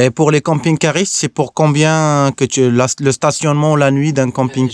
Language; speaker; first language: French; native; French